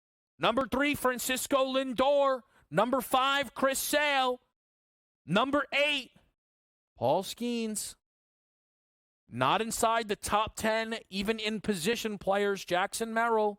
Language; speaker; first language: English; native; English